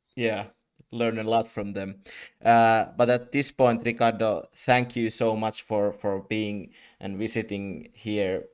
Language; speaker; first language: English; non-native, fluent; Finnish